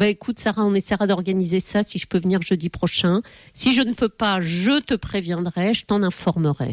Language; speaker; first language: French; native; French